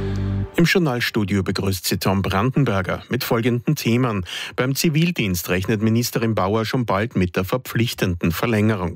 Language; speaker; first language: German; native; German